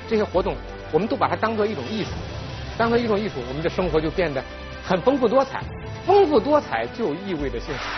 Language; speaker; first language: Chinese; native; Chinese